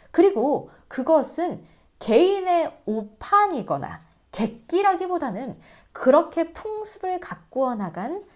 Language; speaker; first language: Korean; native; Korean